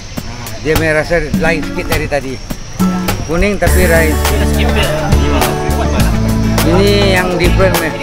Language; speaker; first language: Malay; non-native, local second language; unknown